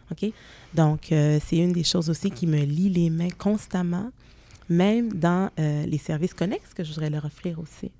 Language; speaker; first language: French; native; French